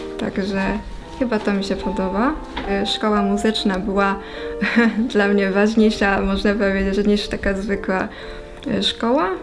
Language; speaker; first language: Polish; non-native, fluent; Japanese